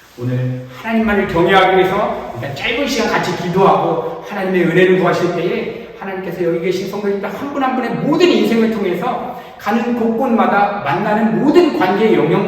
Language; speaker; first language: Korean; native; Korean